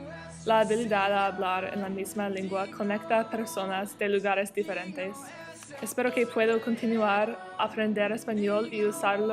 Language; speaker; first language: Spanish; non-native, learner; English